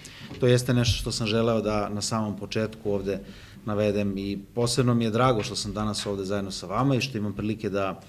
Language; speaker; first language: Bosnian; native; Bosnian